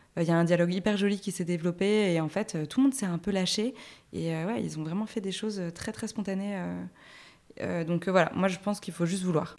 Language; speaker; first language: French; native; French